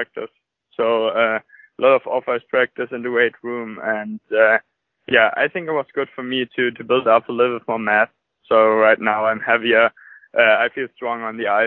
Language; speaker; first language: English; non-native, fluent; German